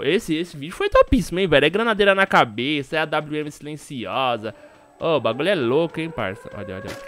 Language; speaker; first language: Portuguese; native; Portuguese